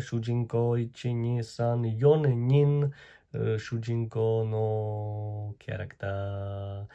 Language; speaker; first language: Japanese; non-native, learner; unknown